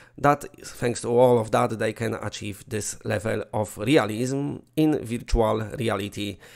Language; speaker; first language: English; non-native, fluent; Polish